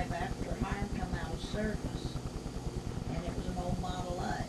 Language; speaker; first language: English; native; English